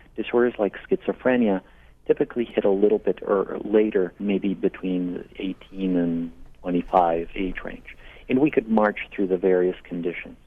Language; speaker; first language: English; non-native, fluent; Spanish